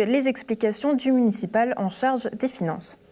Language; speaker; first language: French; native; French